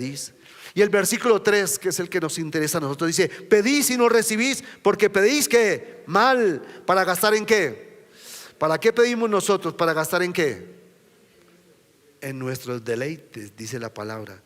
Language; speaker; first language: Spanish; native; Spanish